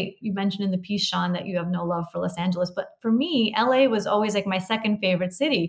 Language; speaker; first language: English; native; English